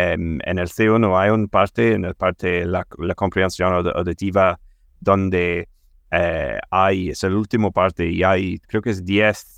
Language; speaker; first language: Spanish; non-native, fluent; English